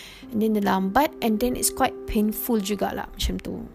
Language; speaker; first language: English; non-native, local second language; Malay